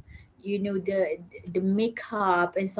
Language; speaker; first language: English; non-native, local second language; Malay